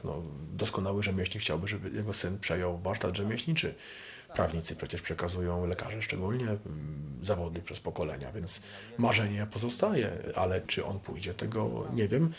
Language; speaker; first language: Polish; native; Polish